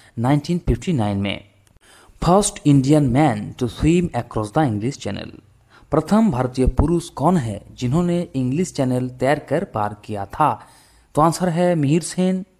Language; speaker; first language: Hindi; non-native, local second language; Bangla